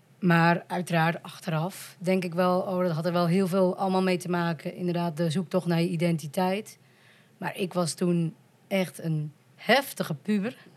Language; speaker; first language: Dutch; native; Dutch